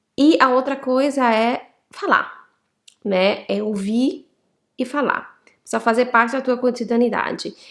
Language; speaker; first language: Portuguese; native; Portuguese